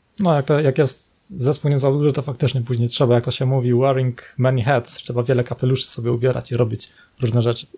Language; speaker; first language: Polish; native; Polish